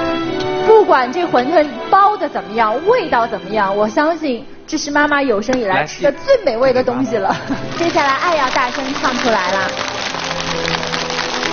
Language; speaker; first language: Chinese; native; Chinese